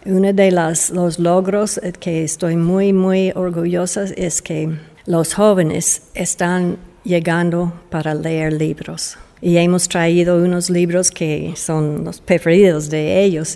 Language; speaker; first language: Spanish; non-native, fluent; English